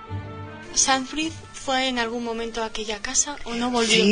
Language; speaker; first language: Spanish; native; Spanish